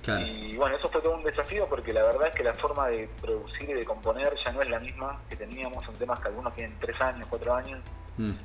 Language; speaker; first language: Spanish; native; Spanish